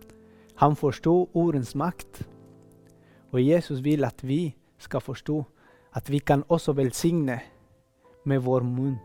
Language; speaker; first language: Norwegian; non-native, fluent; Spanish